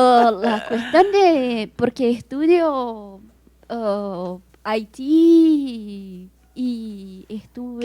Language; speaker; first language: Spanish; non-native, learner; Portuguese